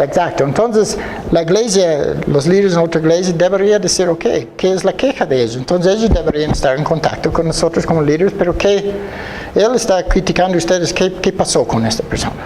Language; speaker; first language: Spanish; non-native, fluent; English